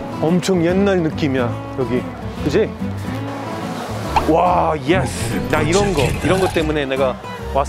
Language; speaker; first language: Korean; non-native, fluent; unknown